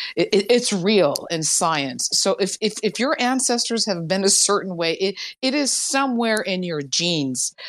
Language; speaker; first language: English; early bilingual, other home language; Persian